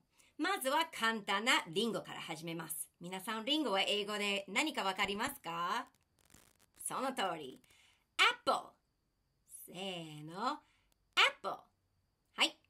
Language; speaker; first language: Japanese; non-native, fluent; English